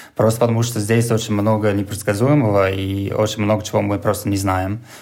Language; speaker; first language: Russian; non-native, fluent; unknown